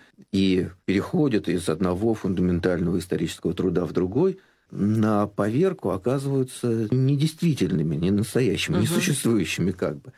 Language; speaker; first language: Russian; native; Russian